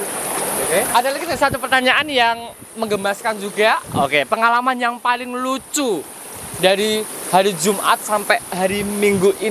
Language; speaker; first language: Indonesian; native; Indonesian